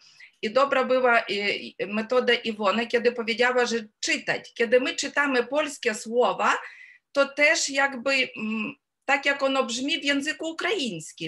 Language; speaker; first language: Polish; non-native, fluent; Ukrainian